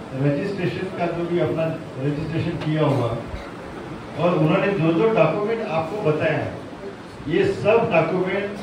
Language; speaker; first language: Hindi; non-native, local second language; Marathi